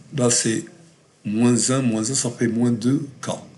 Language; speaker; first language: French; non-native, local second language; Arabic